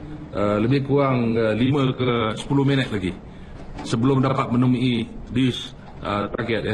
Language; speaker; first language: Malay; native; Malay